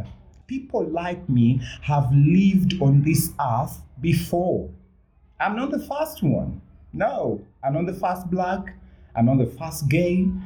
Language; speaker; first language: English; non-native, local second language; Ganda